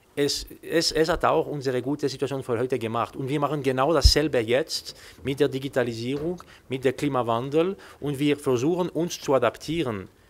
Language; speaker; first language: German; non-native, local second language; French